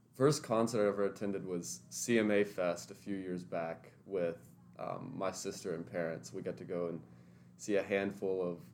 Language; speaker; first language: English; native; English